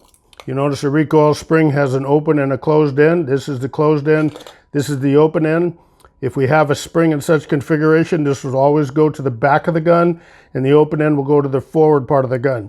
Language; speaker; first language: English; native; English